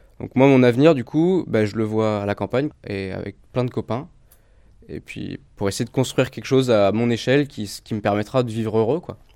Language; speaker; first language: French; native; French